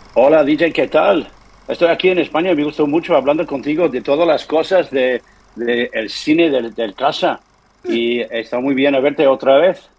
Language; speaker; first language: Spanish; non-native, learner; English